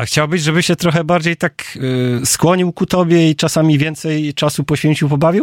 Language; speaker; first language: Polish; native; Polish